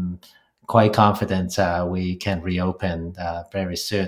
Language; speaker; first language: English; non-native, local second language; Cantonese